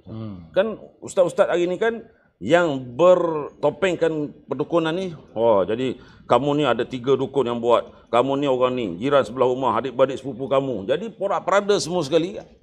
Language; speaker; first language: Malay; native; Malay